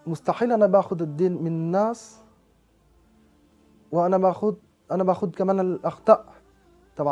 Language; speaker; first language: Arabic; non-native, fluent; French